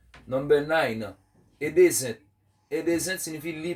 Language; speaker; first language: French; non-native, local second language; Haitian Creole